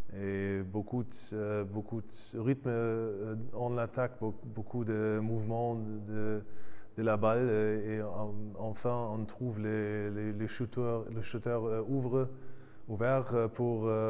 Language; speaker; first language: French; non-native, fluent; German